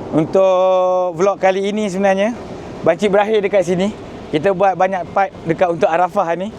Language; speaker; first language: Malay; native; Malay